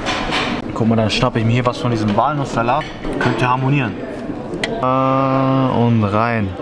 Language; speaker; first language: German; native; German